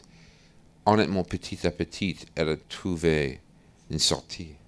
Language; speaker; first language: French; non-native, fluent; English